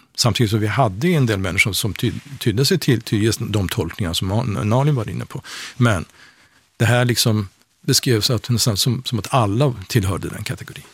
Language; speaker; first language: Swedish; non-native, fluent; Persian